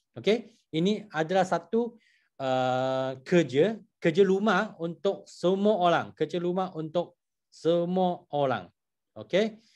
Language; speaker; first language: Malay; non-native, local second language; Chinese